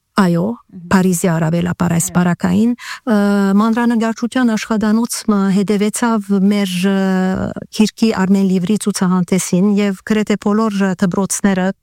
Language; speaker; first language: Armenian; early bilingual, heritage; Armenian